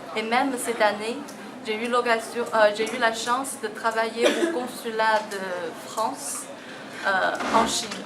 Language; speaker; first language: French; non-native, fluent; Chinese